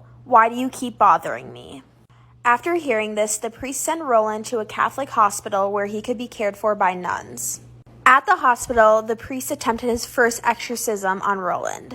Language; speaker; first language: English; native; English